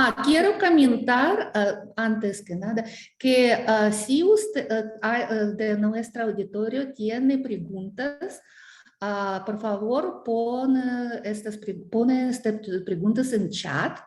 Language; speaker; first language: Spanish; non-native, fluent; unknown